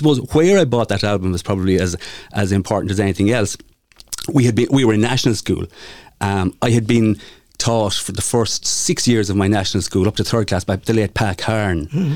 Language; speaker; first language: English; native; English